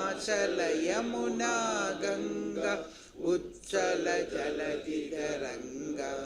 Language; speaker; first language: Tamil; native; Tamil